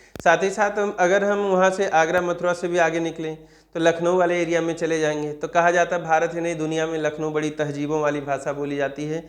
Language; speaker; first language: Hindi; native; Hindi